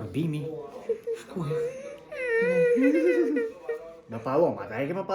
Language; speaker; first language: Albanian; native; Albanian